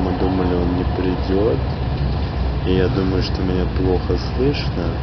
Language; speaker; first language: Russian; non-native, local second language; Georgian